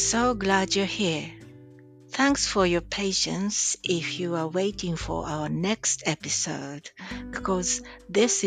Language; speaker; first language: English; non-native, fluent; Japanese